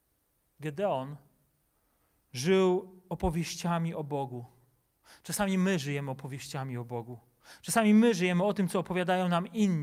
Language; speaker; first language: Polish; native; Polish